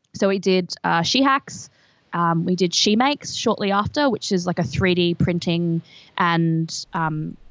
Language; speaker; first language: English; native; English